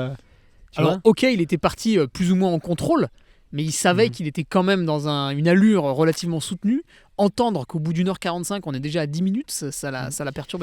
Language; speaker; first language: French; native; French